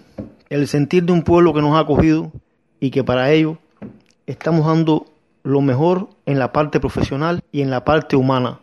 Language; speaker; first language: Spanish; native; Spanish